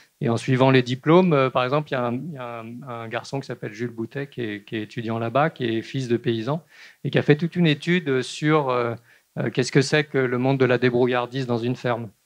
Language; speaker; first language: French; native; French